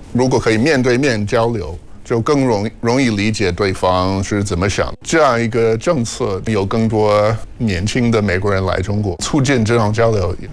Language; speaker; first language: Chinese; non-native, fluent; English